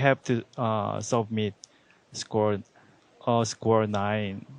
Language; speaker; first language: English; non-native, learner; Korean